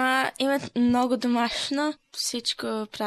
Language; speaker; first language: Bulgarian; early bilingual, heritage; Bulgarian